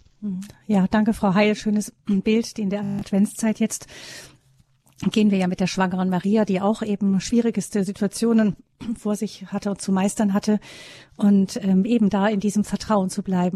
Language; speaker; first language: German; native; German